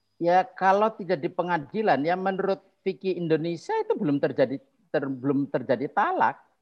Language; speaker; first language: Indonesian; non-native, local second language; Javanese